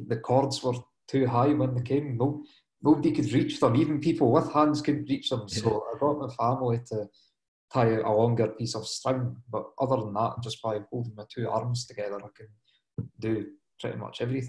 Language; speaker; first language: English; native; English